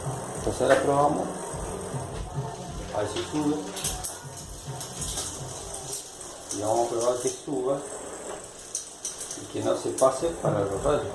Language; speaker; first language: Spanish; native; Spanish